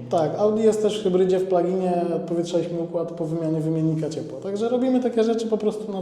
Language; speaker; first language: Polish; native; Polish